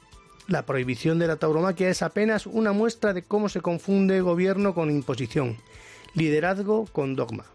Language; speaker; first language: Spanish; native; Spanish